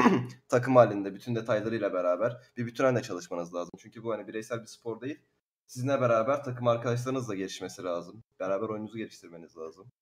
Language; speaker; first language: Turkish; native; Turkish